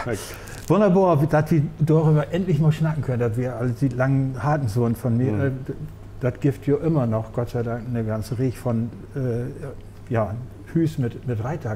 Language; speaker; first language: German; native; German